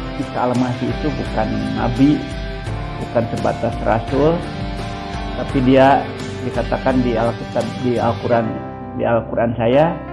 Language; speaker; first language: Indonesian; non-native, local second language; Sundanese